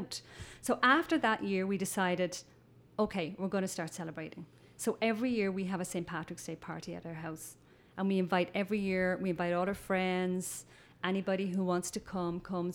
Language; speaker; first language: English; native; English